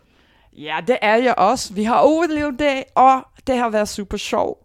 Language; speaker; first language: Danish; non-native, fluent; English